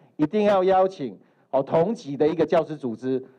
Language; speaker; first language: Chinese; native; Chinese